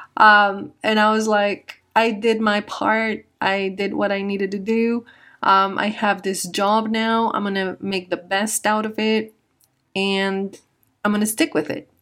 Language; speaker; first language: English; non-native, fluent; Spanish